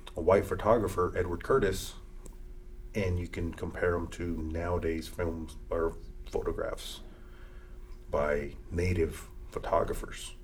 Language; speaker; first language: English; early bilingual, other home language; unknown